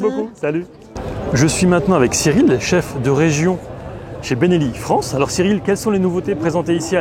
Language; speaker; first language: French; native; French